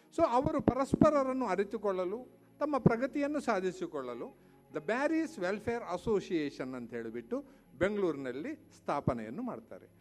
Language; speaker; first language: Kannada; non-native, local second language; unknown